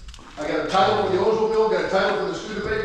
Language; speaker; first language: English; native; English